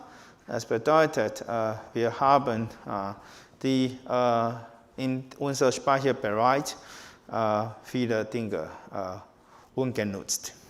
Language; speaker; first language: German; non-native, fluent; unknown